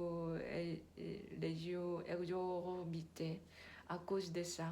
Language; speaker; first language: French; non-native, learner; Korean